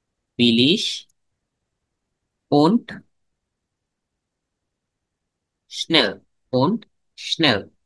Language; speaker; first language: German; non-native, fluent; Bangla